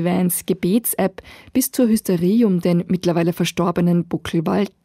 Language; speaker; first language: German; native; German